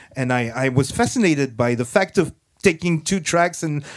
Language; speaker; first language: English; non-native, fluent; French